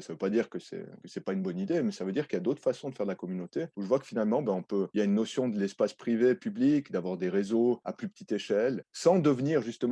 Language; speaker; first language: French; native; French